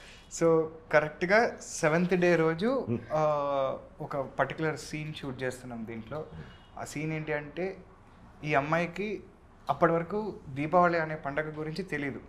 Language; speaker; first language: Telugu; native; Telugu